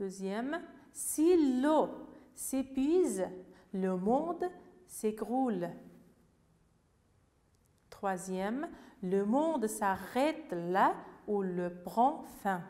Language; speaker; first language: French; non-native, fluent; Uzbek